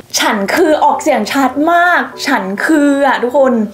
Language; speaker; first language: Thai; native; Thai